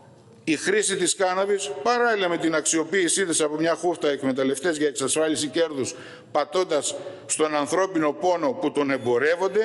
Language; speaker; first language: Greek; native; Greek